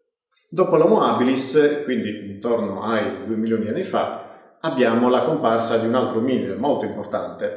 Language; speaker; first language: Italian; native; Italian